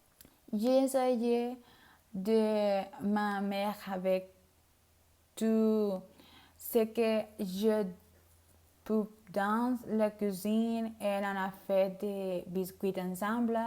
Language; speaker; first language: French; non-native, learner; Spanish